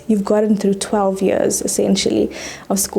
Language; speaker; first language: English; native; English